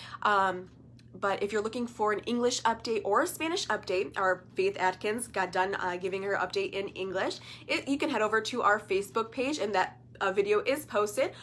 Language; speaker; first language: English; early bilingual, other home language; Arabic